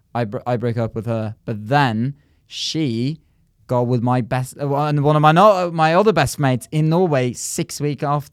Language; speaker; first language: English; non-native, fluent; Norwegian